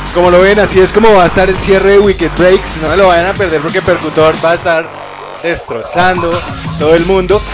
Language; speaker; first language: Spanish; native; Spanish